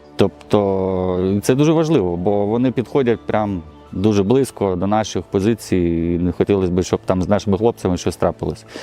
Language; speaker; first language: Ukrainian; non-native, local second language; Russian